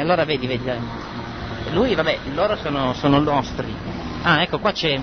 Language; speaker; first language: Italian; native; Italian